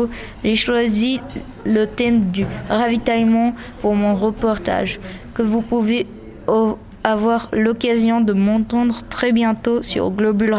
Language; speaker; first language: French; early bilingual, other home language; Polish